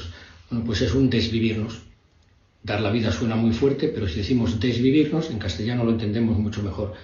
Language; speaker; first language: Spanish; native; Spanish